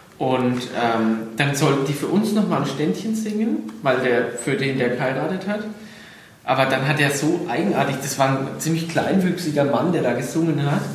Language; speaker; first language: German; native; German